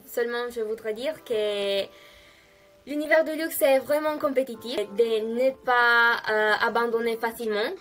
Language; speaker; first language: French; non-native, fluent; Italian